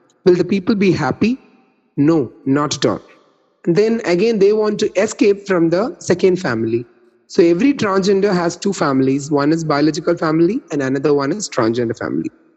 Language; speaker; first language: English; non-native, local second language; Tamil